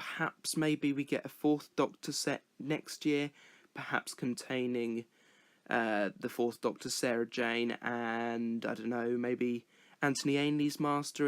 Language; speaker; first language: English; native; English